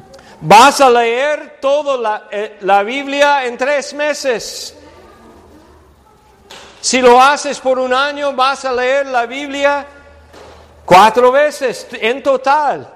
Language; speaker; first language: Spanish; non-native, fluent; English